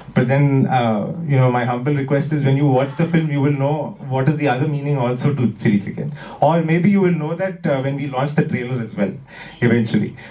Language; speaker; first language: English; non-native, local second language; Malayalam